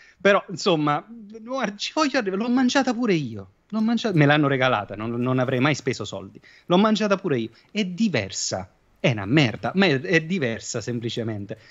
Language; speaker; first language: Italian; native; Italian